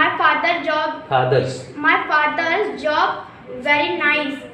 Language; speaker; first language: English; non-native, learner; Hindi